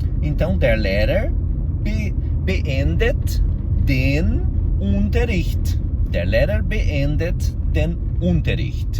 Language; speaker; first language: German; non-native, fluent; Portuguese